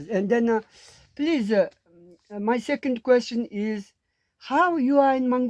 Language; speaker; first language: English; non-native, learner; Mongolian